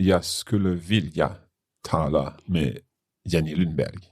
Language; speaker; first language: Swedish; non-native, learner; English